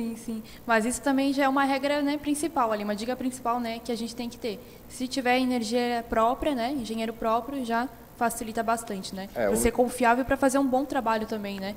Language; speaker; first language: Portuguese; native; Portuguese